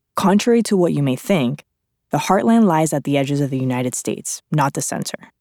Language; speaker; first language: English; non-native, fluent; Spanish